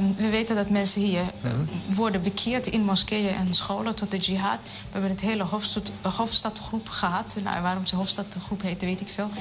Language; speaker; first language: Dutch; non-native, fluent; Somali